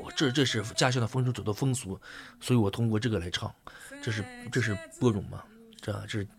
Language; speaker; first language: Chinese; native; Chinese